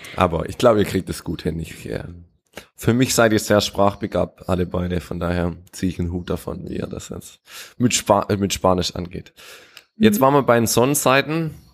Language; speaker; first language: German; native; German